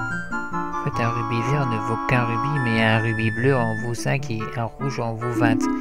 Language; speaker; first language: French; native; French